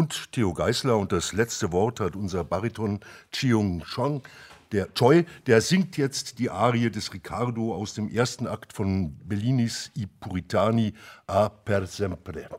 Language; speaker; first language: German; native; German